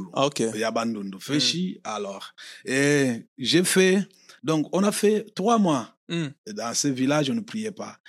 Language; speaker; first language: French; non-native, local second language; Lingala